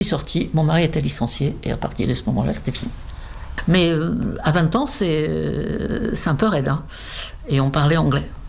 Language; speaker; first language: French; non-native, fluent; Czech